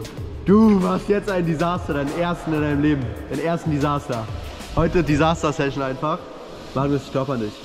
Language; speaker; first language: German; native; German